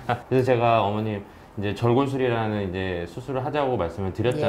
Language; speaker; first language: Korean; native; Korean